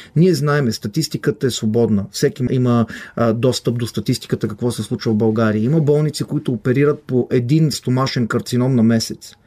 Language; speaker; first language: Bulgarian; non-native, fluent; Hebrew